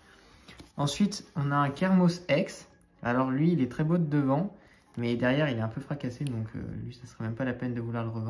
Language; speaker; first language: French; native; French